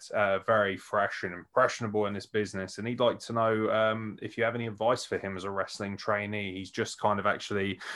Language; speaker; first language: English; native; English